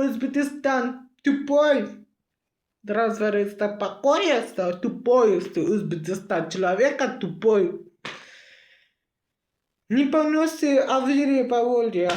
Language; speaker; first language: Russian; non-native, learner; Uzbek